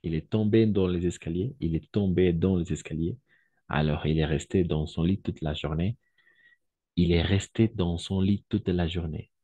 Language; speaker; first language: French; non-native, fluent; Spanish